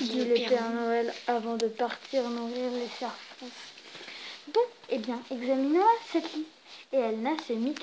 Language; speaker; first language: French; native; French